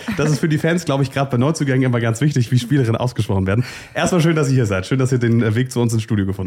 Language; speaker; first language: German; native; German